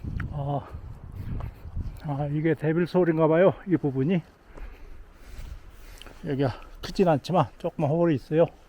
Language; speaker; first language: Korean; native; Korean